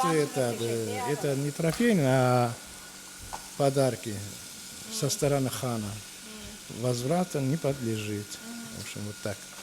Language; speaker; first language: Russian; non-native, local second language; Azerbaijani